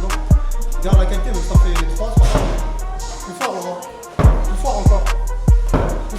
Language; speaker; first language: French; native; French